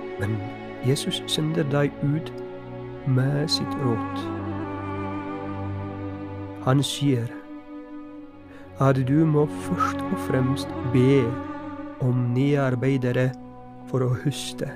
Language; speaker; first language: Norwegian; non-native, fluent; Polish